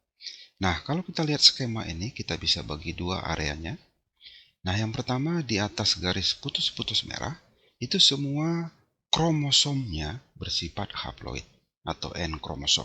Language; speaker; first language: Indonesian; native; Indonesian